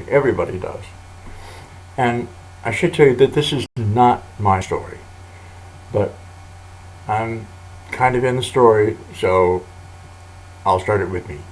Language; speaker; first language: English; native; English